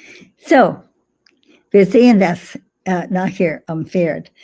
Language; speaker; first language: German; non-native, fluent; English